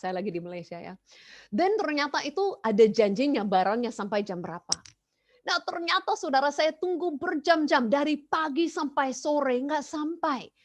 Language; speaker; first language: Indonesian; non-native, fluent; English